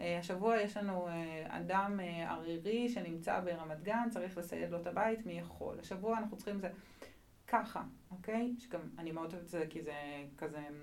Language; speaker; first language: Hebrew; native; Hebrew